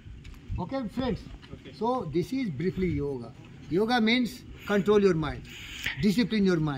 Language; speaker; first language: Telugu; non-native, learner; Hindi